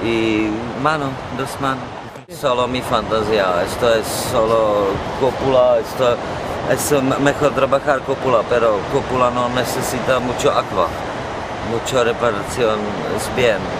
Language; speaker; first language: Spanish; non-native, learner; Czech